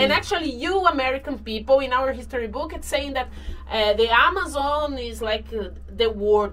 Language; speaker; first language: English; non-native, fluent; Portuguese